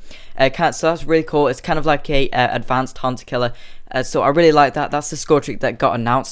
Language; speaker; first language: English; native; English